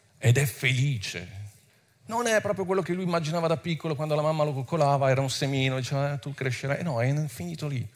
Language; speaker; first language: Italian; non-native, fluent; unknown